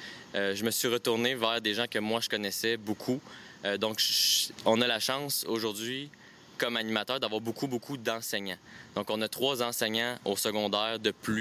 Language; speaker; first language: French; native; French